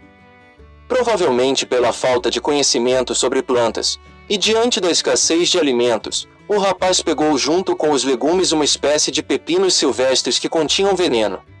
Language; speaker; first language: Portuguese; native; Portuguese